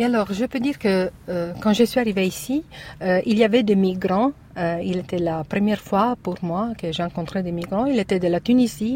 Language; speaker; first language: French; non-native, learner; Italian